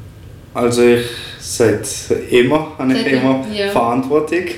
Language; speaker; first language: German; non-native, fluent; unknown